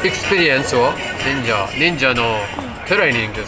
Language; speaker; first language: Japanese; non-native, learner; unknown